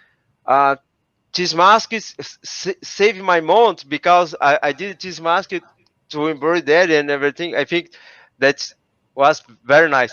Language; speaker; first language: English; non-native, learner; Portuguese